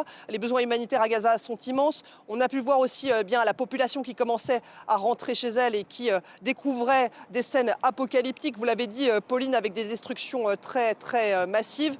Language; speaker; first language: French; native; French